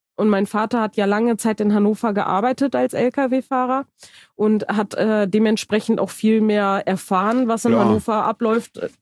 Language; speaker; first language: German; early bilingual, other home language; Turkish